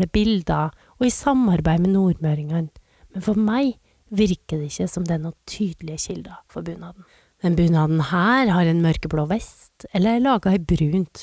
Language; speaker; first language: Norwegian; native; Norwegian